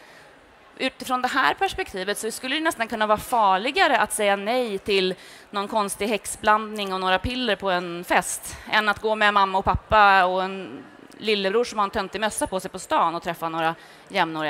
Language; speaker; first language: Swedish; native; Swedish